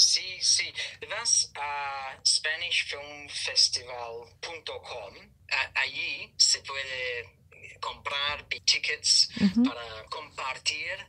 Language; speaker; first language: Spanish; non-native, fluent; English